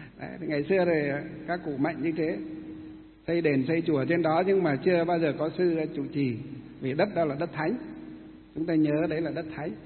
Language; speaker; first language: Vietnamese; non-native, local second language; Muong